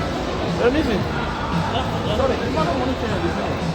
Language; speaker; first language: Indonesian; non-native, learner; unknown